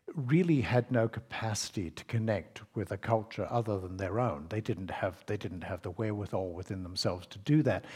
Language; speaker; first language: English; native; English